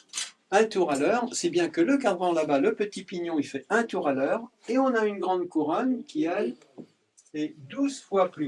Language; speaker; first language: French; native; French